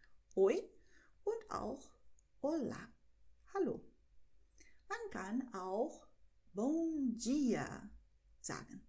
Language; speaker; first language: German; non-native, fluent; Portuguese